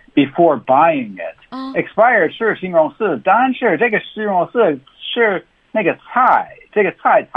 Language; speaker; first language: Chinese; non-native, learner; English